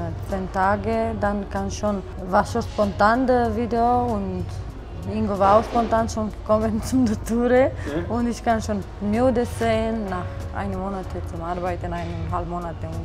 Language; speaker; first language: German; non-native, learner; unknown